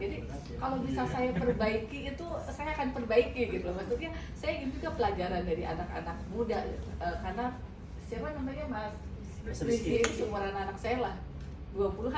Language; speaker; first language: Indonesian; native; Indonesian